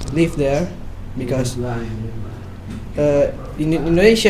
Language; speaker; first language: English; non-native, learner; Indonesian